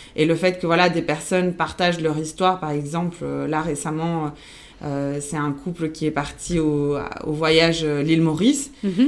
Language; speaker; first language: French; non-native, fluent; Spanish